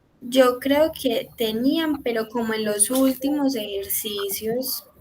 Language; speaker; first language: Spanish; native; Spanish